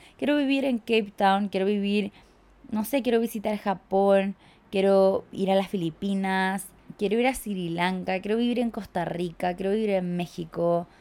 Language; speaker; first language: Spanish; native; Spanish